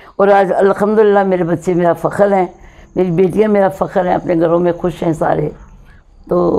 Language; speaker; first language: Urdu; non-native, local second language; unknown